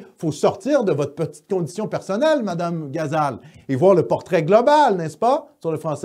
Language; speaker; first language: French; native; French